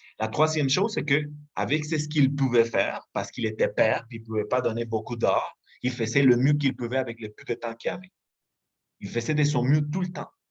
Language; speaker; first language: French; non-native, fluent; Spanish